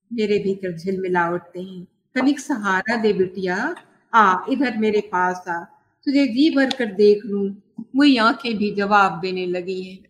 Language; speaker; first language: Hindi; native; Hindi